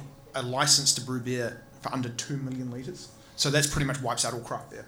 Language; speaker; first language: English; native; English